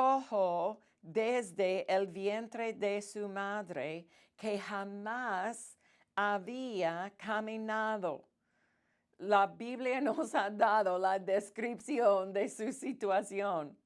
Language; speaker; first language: Spanish; non-native, fluent; English